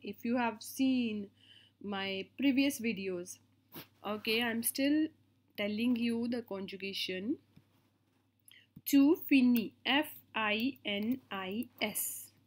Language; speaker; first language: English; non-native, local second language; Hindi